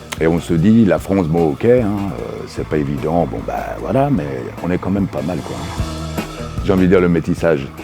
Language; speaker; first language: French; native; French